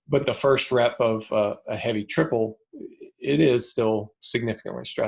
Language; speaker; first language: English; native; English